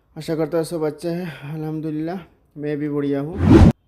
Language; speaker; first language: Hindi; non-native, local second language; Bangla